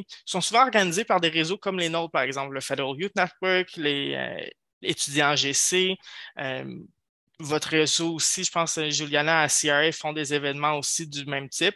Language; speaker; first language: French; native; French